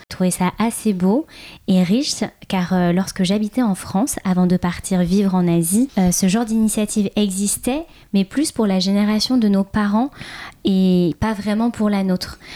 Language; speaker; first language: French; early bilingual, other home language; Khmer